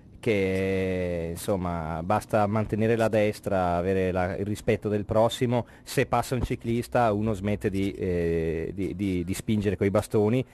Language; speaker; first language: Italian; native; Italian